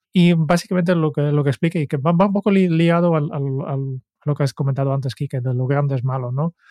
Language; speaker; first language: Spanish; non-native, fluent; Dutch